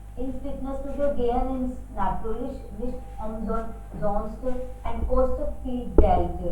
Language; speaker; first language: German; non-native, learner; Hindi